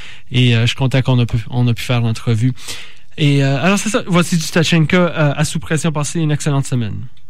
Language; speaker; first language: French; native; French